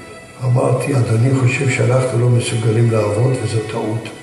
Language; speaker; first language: Hebrew; early bilingual, other home language; Yiddish